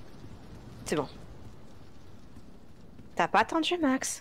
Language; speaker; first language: French; native; French